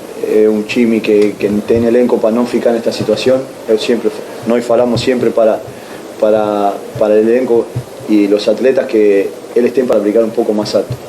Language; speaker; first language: Portuguese; non-native, learner; Spanish